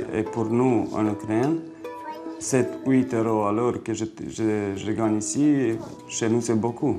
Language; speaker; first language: French; non-native, learner; Ukrainian